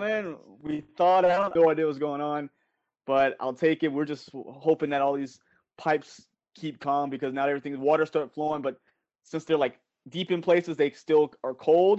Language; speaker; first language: English; native; English